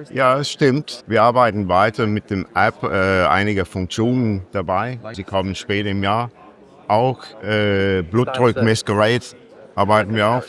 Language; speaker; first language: German; non-native, learner; English